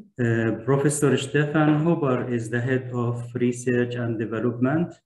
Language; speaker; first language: English; non-native, fluent; Turkish